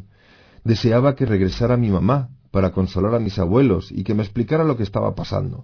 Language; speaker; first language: Spanish; native; Spanish